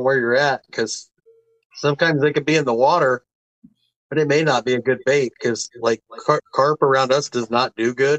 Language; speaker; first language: English; native; English